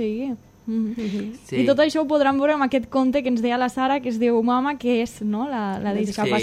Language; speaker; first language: Catalan; native; Catalan